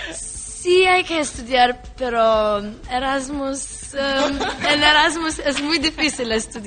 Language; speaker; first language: Spanish; non-native, learner; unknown